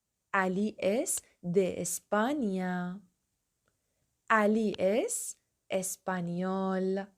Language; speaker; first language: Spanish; non-native, fluent; Persian